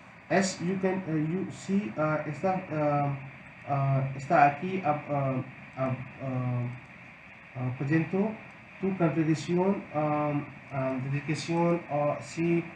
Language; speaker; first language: Spanish; non-native, learner; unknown